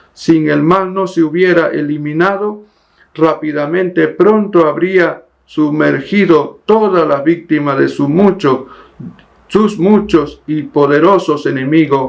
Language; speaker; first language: Spanish; native; Spanish